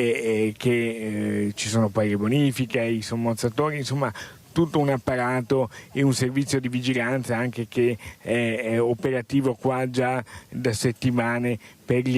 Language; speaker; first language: Italian; native; Italian